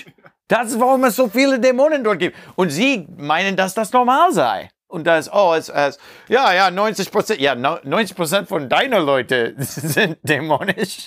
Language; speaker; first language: German; non-native, learner; English